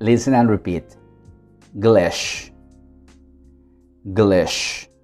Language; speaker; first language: English; non-native, fluent; Spanish